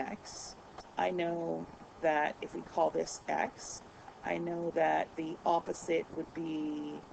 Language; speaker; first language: English; native; English